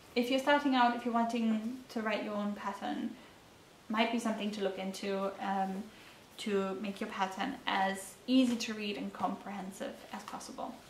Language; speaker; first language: English; non-native, fluent; German